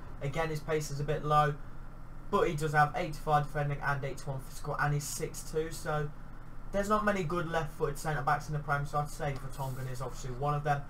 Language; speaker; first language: English; native; English